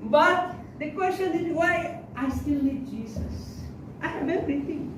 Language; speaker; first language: English; non-native, local second language; Malay